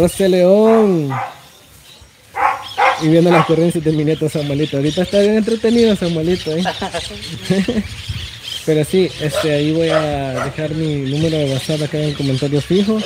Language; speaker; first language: Spanish; native; Spanish